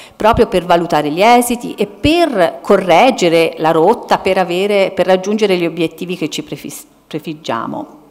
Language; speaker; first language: Italian; native; Italian